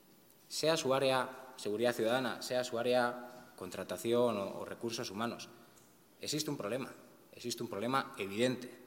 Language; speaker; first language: Spanish; native; Spanish